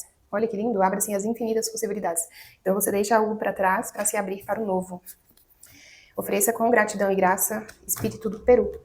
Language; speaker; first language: Portuguese; native; Portuguese